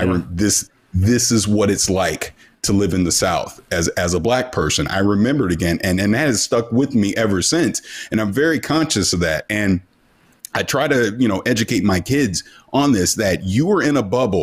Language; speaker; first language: English; native; English